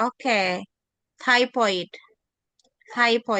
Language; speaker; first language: English; non-native, fluent; Indonesian